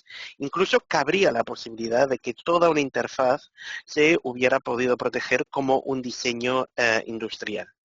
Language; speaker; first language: Spanish; native; Spanish